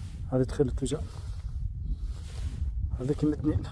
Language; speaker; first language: Arabic; native; Arabic